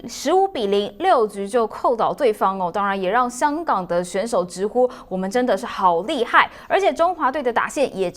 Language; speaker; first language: Chinese; native; Chinese